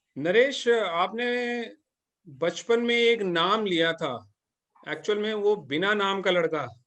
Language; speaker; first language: Hindi; native; Hindi